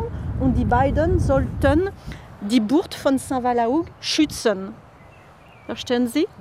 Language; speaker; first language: German; non-native, fluent; French